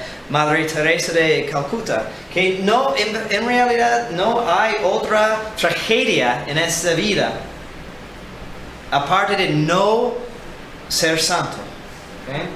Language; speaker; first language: Spanish; non-native, fluent; English